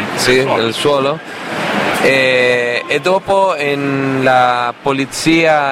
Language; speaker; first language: Italian; non-native, learner; Spanish